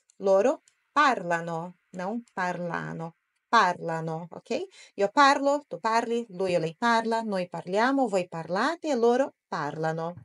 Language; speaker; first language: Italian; non-native, fluent; Portuguese